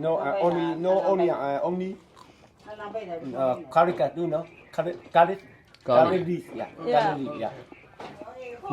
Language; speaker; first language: English; non-native, learner; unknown